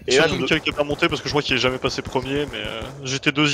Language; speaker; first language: French; native; French